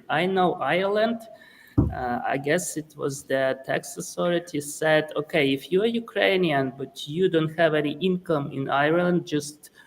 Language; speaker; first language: English; non-native, fluent; Ukrainian